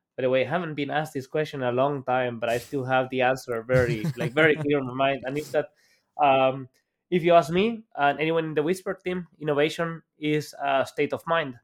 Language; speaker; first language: English; non-native, fluent; Spanish